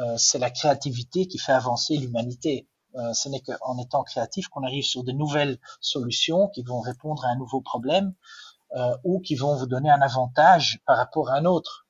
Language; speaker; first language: French; non-native, local second language; Dutch